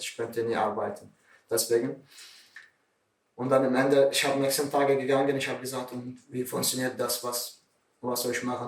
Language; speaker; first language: German; non-native, learner; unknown